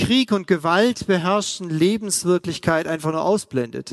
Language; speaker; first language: German; native; German